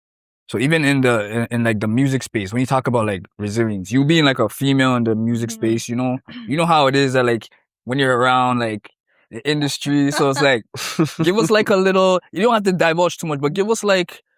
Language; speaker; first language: English; native; English